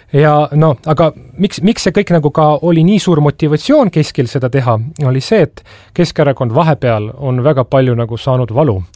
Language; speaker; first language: Estonian; non-native, local second language; Russian